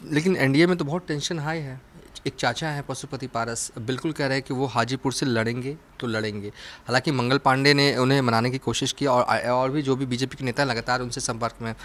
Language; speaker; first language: Hindi; native; Hindi